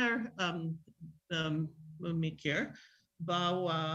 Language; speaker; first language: Indonesian; non-native, fluent; English